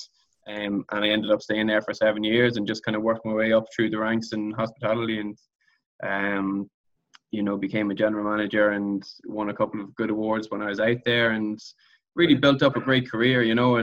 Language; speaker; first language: English; native; English